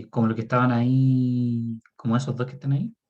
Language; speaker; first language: Spanish; native; Spanish